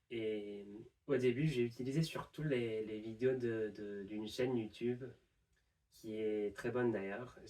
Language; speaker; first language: French; non-native, fluent; English